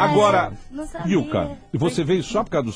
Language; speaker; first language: Portuguese; native; Portuguese